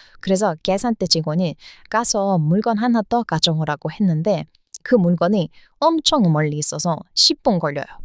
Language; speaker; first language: Korean; non-native, fluent; English